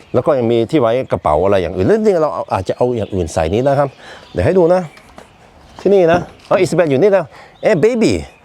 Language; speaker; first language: Thai; non-native, fluent; Norwegian